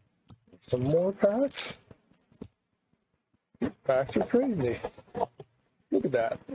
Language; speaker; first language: English; native; English